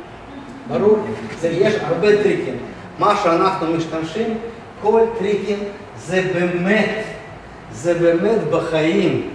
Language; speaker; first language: Hebrew; non-native, fluent; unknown